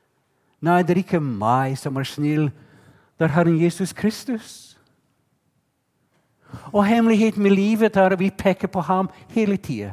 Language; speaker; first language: Swedish; non-native, fluent; English